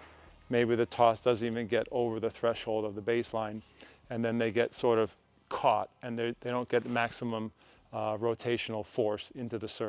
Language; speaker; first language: English; native; English